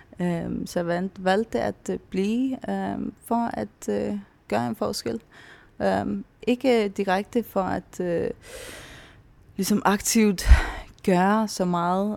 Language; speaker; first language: Danish; non-native, local second language; Faroese